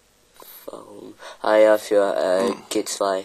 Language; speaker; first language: German; non-native, learner; French